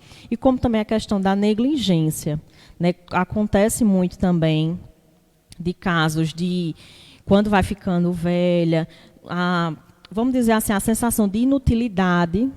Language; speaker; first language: Portuguese; native; Portuguese